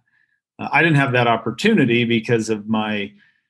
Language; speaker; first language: English; native; English